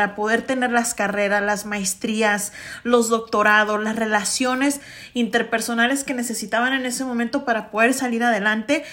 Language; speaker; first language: Spanish; early bilingual, heritage; Spanish